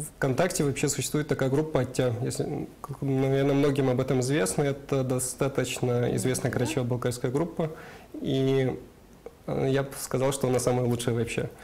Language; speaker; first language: Russian; non-native, local second language; Karachay-Balkar